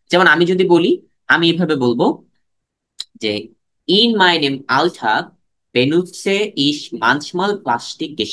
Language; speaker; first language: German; non-native, fluent; Bangla